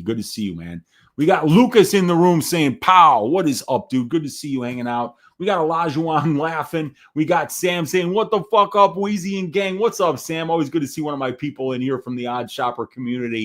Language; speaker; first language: English; native; English